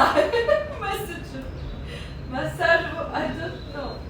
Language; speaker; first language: English; non-native, learner; Russian